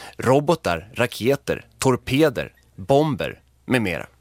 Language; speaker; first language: Swedish; native; Swedish